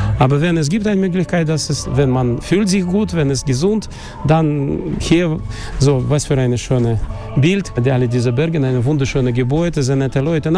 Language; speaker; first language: German; non-native, learner; Russian